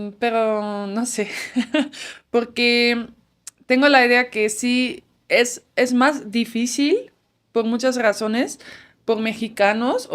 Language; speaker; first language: Spanish; non-native, fluent; Dutch